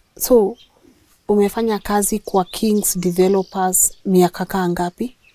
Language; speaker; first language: Swahili; native; Swahili